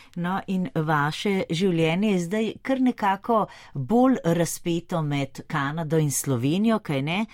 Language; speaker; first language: Slovenian; native; Slovenian